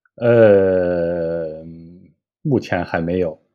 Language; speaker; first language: Chinese; native; Chinese